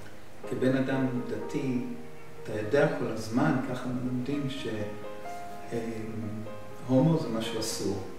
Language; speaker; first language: Hebrew; non-native, fluent; English